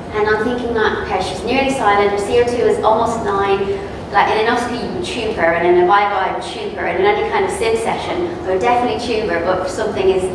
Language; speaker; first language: English; native; English